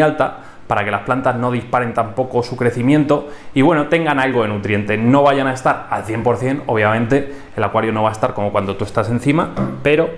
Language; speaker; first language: Spanish; native; Spanish